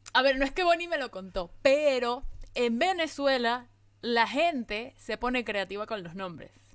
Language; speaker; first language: Spanish; native; Spanish